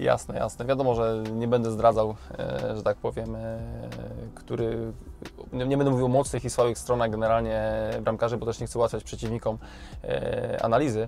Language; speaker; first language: Polish; native; Polish